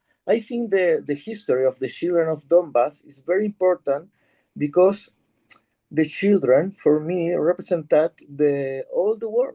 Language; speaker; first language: English; non-native, learner; Spanish